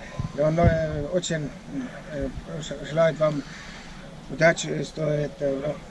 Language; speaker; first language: Russian; non-native, learner; Estonian